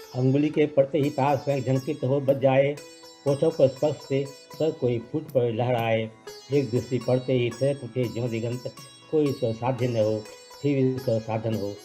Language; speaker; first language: Hindi; native; Hindi